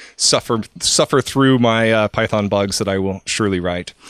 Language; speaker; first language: English; native; English